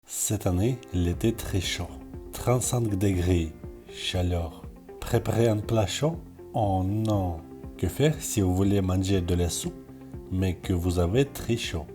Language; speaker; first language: French; non-native, learner; Russian